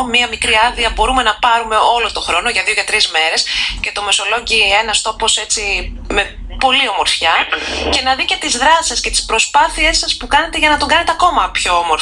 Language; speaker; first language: Greek; native; Greek